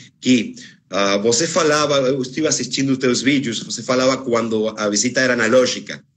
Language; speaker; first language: Portuguese; non-native, fluent; Spanish